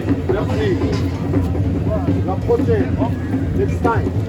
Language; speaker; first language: French; non-native, local second language; Arabic